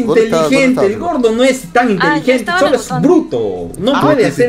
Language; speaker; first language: Spanish; native; Spanish